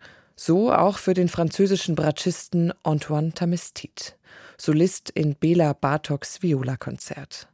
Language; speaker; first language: German; native; German